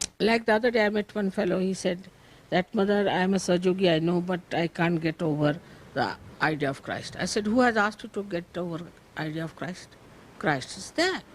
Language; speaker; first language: English; non-native, local second language; Marathi